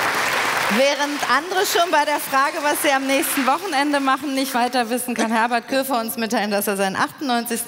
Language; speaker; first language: German; native; German